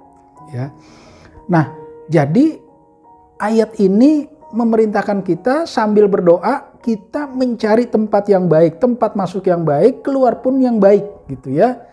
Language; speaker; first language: Indonesian; native; Indonesian